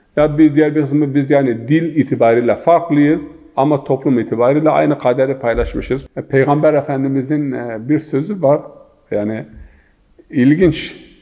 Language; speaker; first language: Turkish; non-native, local second language; Zaza